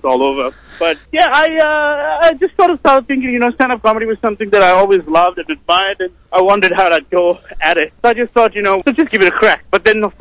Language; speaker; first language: English; non-native, local second language; Sinhala